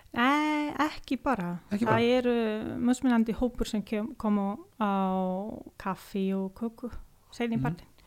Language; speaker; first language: Icelandic; non-native, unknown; Italian